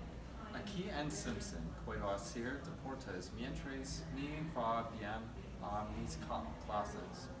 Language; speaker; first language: Spanish; non-native, learner; English